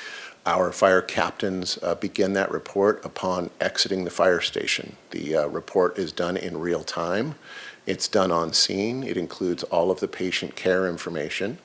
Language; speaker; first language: English; native; English